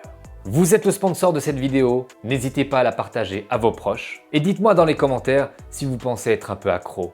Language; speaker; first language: French; native; French